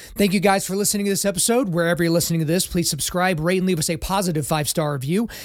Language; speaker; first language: English; native; English